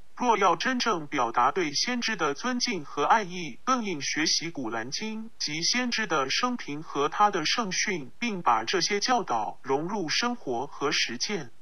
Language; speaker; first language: Chinese; non-native, local second language; Cantonese